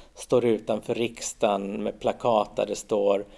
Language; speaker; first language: Swedish; native; Swedish